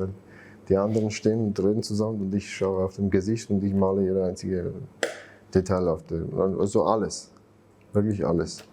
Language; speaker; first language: German; non-native, fluent; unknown